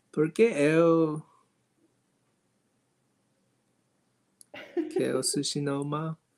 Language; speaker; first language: Portuguese; non-native, learner; Japanese